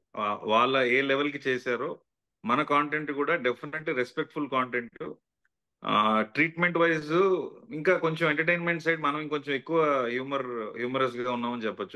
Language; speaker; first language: Telugu; native; Telugu